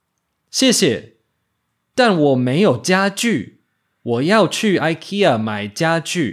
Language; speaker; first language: Chinese; non-native, learner; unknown